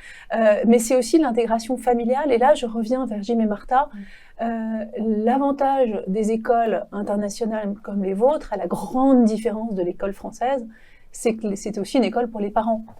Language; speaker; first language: French; native; French